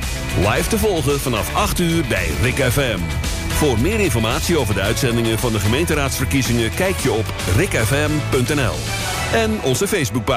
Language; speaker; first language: Dutch; native; Dutch